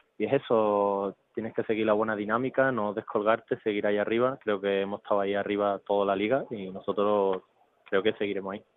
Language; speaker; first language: Spanish; early bilingual, other home language; English